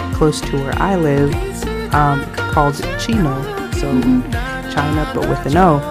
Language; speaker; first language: English; native; English